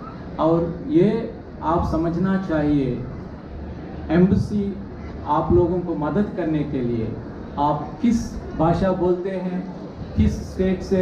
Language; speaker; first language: Hindi; non-native, local second language; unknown